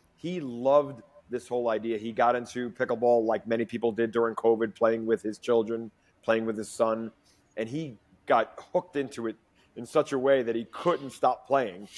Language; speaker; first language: English; native; English